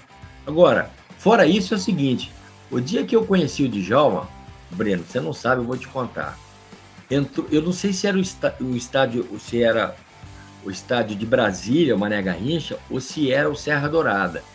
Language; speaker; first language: Portuguese; native; Portuguese